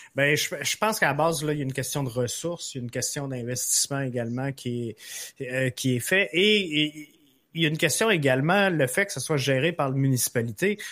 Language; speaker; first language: French; native; French